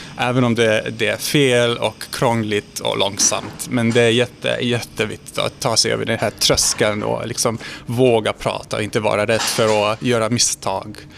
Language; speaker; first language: Swedish; non-native, fluent; Hungarian